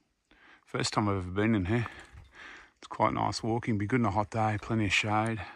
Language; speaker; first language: English; native; English